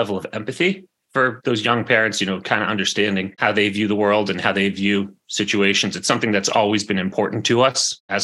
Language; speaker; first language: English; native; English